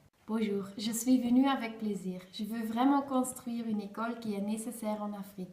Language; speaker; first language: French; non-native, learner; Dutch